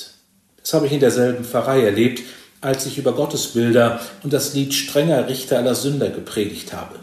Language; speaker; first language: German; native; German